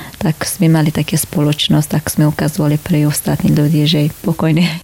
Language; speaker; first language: Slovak; non-native, learner; Persian